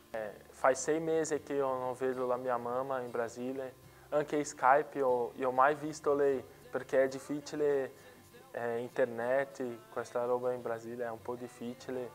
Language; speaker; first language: Italian; non-native, learner; Portuguese